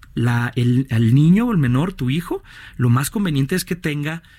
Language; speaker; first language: Spanish; native; Spanish